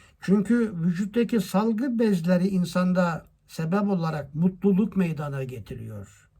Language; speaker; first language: Turkish; native; Turkish